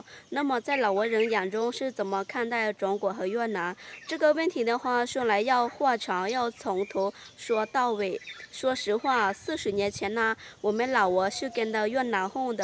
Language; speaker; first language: Chinese; non-native, fluent; Lao